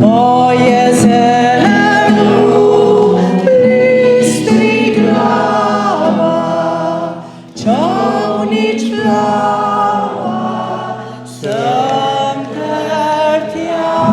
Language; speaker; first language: Slovenian; native; Slovenian